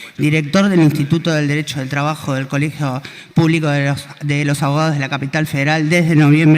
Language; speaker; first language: Spanish; native; Spanish